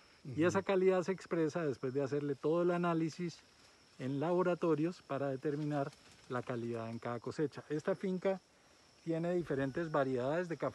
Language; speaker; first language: Spanish; native; Spanish